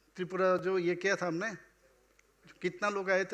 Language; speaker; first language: Hindi; non-native, local second language; Bangla